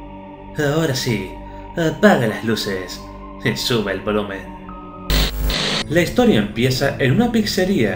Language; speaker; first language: Spanish; native; Spanish